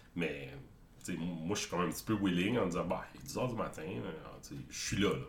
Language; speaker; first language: French; native; French